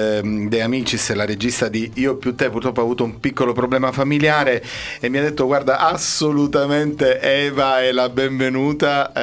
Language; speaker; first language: Italian; native; Italian